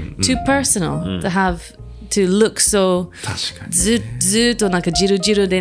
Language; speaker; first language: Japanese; non-native, fluent; English